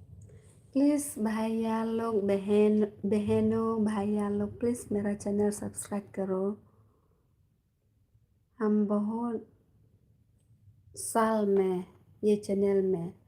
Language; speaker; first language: Hindi; non-native, local second language; Khasi